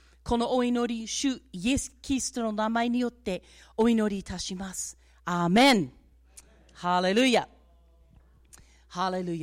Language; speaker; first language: Japanese; non-native, fluent; English